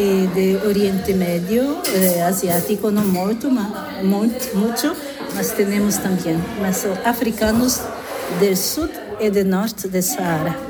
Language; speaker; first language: Spanish; non-native, learner; Italian